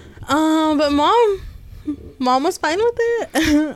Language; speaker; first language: English; early bilingual, other home language; Spanish